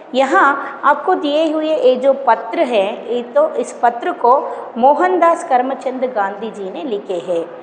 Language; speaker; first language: Hindi; non-native, local second language; Kannada